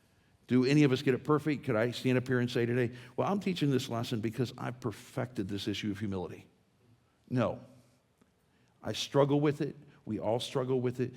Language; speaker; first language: English; native; English